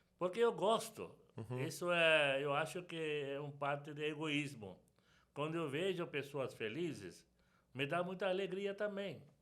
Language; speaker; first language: Portuguese; non-native, fluent; Sindhi